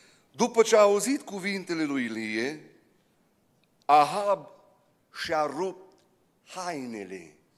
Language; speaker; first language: Romanian; early bilingual, heritage; Romanian